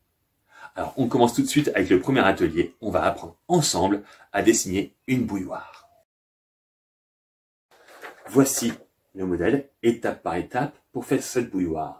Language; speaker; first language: French; native; French